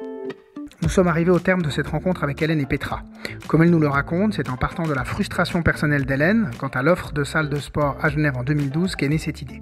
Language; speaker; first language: French; native; French